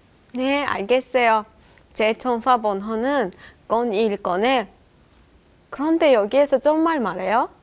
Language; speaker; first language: Korean; non-native, learner; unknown